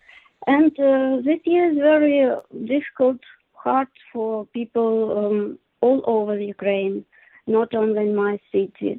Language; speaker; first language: English; non-native, learner; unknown